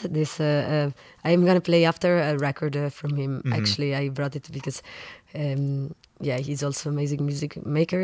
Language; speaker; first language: English; non-native, fluent; Italian